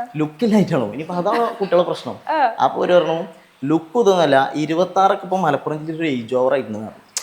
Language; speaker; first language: Malayalam; native; Malayalam